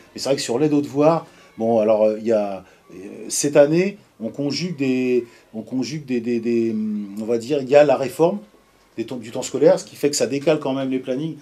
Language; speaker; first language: French; native; French